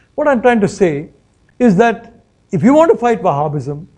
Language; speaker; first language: English; non-native, local second language; Malayalam